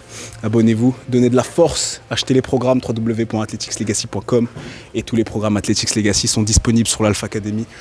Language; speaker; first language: French; native; French